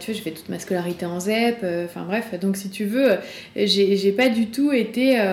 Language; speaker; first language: French; native; French